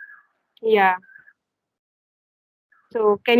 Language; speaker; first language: English; non-native, learner; Hindi